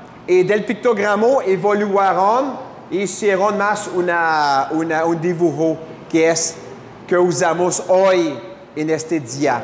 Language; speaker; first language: Spanish; non-native, fluent; French